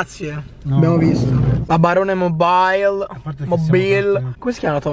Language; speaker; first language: Italian; native; Italian